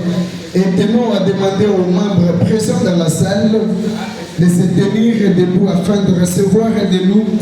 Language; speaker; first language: French; non-native, local second language; Luba-Lulua